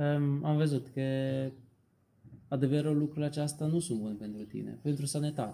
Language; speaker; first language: Romanian; non-native, learner; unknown